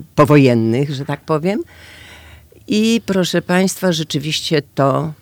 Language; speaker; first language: Polish; native; Polish